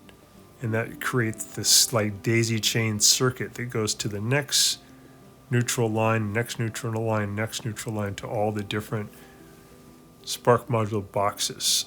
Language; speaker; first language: English; native; English